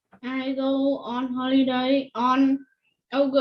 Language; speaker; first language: English; non-native, learner; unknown